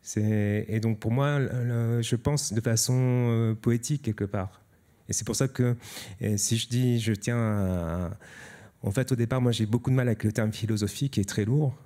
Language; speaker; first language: French; native; French